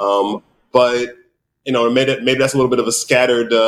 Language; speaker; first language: English; native; English